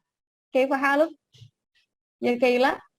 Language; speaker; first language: Arabic; non-native, fluent; Indonesian